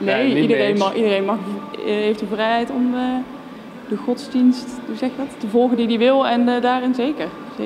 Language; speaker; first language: Dutch; native; Dutch